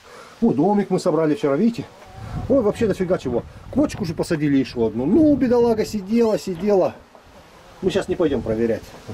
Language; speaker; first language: Russian; native; Russian